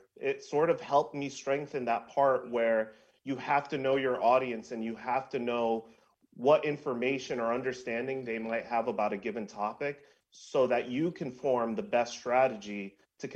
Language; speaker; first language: English; native; English